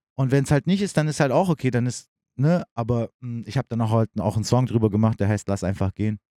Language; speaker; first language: German; early bilingual, other home language; Turkish